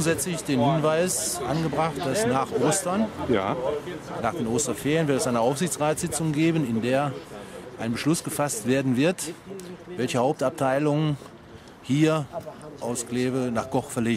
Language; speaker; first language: German; native; German